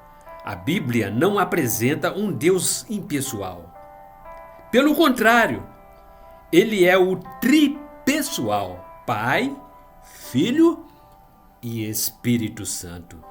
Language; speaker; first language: Portuguese; native; Portuguese